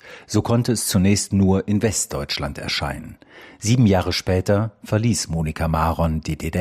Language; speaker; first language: German; native; German